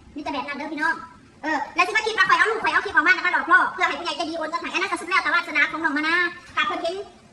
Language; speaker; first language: Thai; non-native, local second language; Northeastern Thai